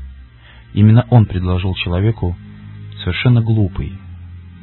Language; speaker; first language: Russian; native; Russian